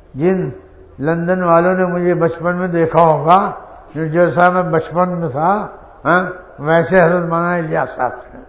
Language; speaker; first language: Urdu; native; Urdu